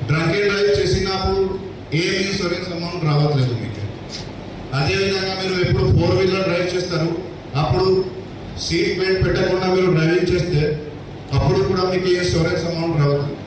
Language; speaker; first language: Telugu; non-native, fluent; Hindi